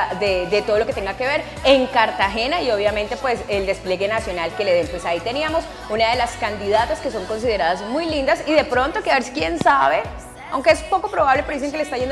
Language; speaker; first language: Spanish; native; Spanish